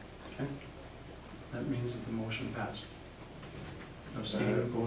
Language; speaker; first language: English; native; English